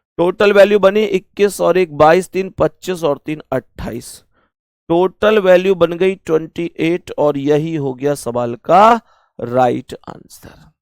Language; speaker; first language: Hindi; native; Hindi